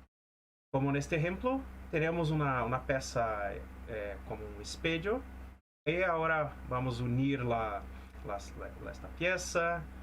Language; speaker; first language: Spanish; non-native, fluent; Portuguese